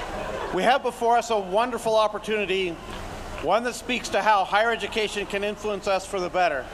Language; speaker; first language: English; native; English